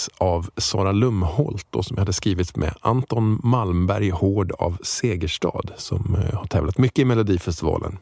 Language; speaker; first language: Swedish; native; Swedish